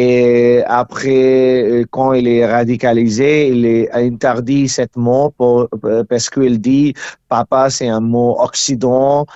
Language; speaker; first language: French; non-native, learner; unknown